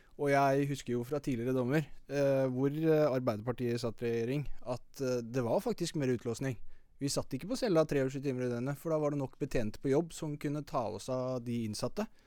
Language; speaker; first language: Norwegian; native; Norwegian